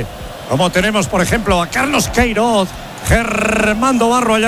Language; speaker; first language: Spanish; native; Spanish